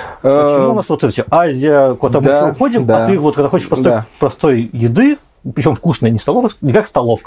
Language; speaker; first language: Russian; native; Russian